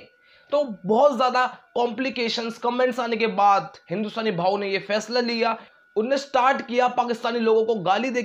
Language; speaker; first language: Hindi; native; Hindi